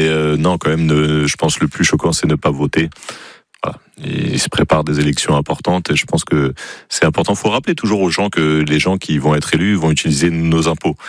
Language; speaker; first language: French; native; French